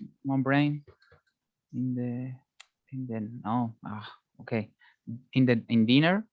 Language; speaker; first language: English; non-native, learner; Spanish